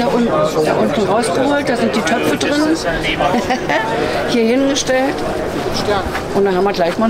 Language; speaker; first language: German; native; German